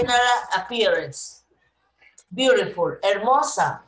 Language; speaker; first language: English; non-native, learner; Spanish